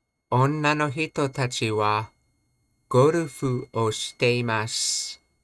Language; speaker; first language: Japanese; non-native, learner; English